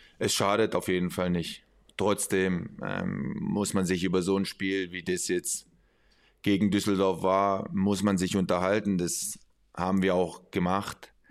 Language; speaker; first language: German; early bilingual, other home language; Spanish